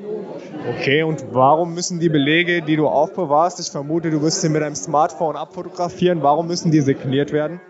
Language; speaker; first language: German; native; German